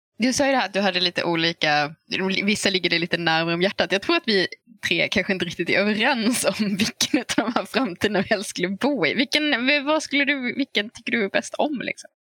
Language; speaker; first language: Swedish; native; Swedish